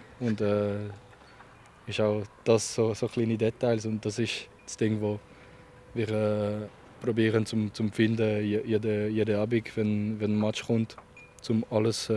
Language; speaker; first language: German; non-native, local second language; French